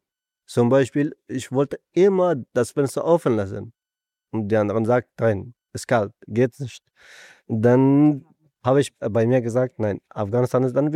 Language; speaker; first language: German; non-native, learner; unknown